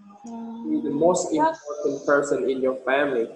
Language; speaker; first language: English; non-native, fluent; Vietnamese